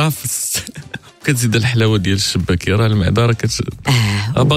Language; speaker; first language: Arabic; native; Arabic